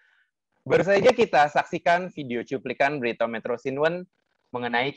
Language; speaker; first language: Indonesian; native; Indonesian